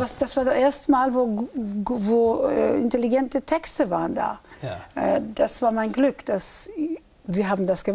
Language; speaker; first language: German; early bilingual, heritage; German